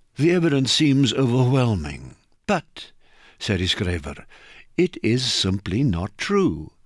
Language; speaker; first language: English; non-native, local second language; Afrikaans